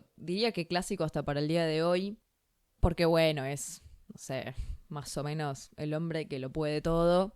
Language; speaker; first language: Spanish; native; Spanish